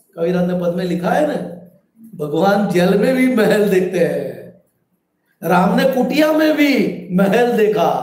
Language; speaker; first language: Hindi; non-native, local second language; Gujarati